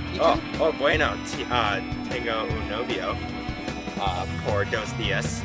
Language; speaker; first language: Spanish; non-native, learner; English